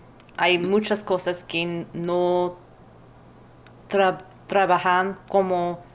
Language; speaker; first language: Spanish; non-native, learner; English